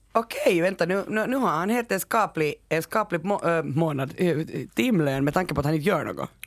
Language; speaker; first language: Swedish; native; Swedish